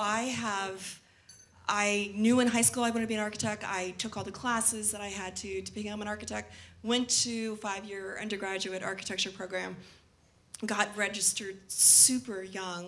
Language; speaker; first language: English; native; English